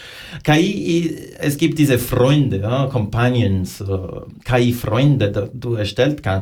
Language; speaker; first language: German; non-native, fluent; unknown